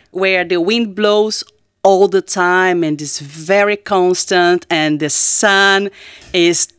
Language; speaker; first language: English; non-native, fluent; Portuguese